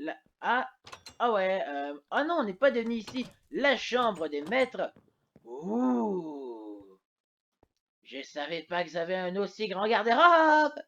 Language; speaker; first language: French; native; French